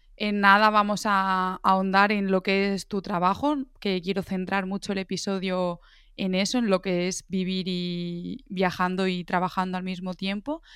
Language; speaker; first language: Spanish; native; Spanish